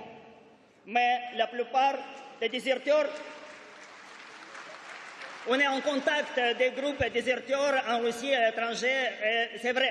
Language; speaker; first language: French; non-native, fluent; Russian